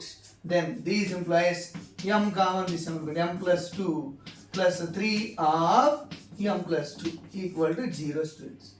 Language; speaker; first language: English; non-native, local second language; Telugu